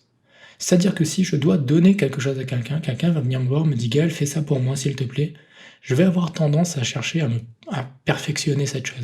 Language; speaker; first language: French; native; French